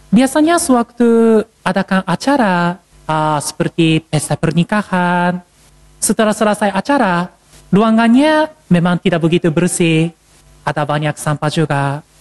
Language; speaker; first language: Indonesian; non-native, fluent; Japanese